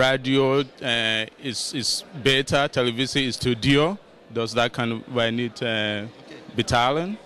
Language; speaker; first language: Dutch; non-native, fluent; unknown